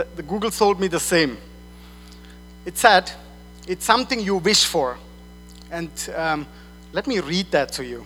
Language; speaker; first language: English; non-native, fluent; German